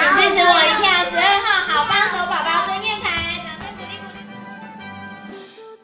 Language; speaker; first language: Chinese; native; Chinese